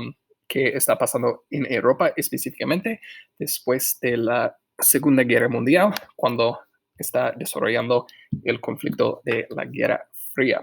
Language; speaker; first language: Spanish; non-native, fluent; English